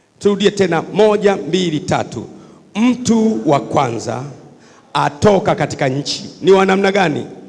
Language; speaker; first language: Swahili; native; Swahili